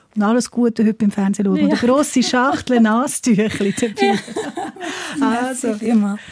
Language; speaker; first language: German; non-native, fluent; English